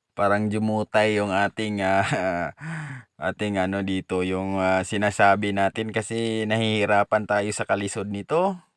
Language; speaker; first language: Filipino; non-native, local second language; Cebuano